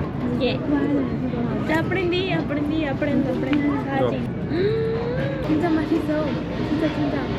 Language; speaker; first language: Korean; non-native, learner; Spanish